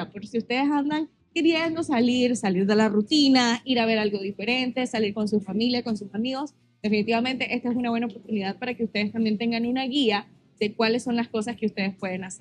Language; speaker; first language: Spanish; native; Spanish